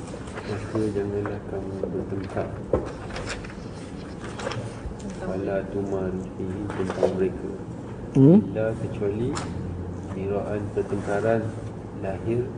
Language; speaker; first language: Malay; native; Malay